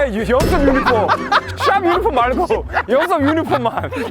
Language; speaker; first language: Korean; non-native, fluent; English